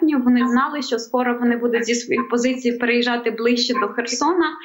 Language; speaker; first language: Ukrainian; native; Ukrainian